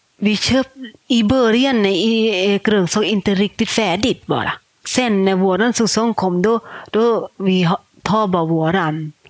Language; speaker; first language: Swedish; non-native, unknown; Thai